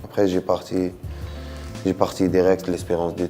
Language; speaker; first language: French; non-native, local second language; Arabic